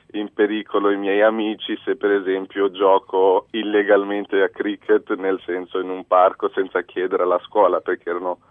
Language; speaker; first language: Italian; early bilingual, heritage; Italian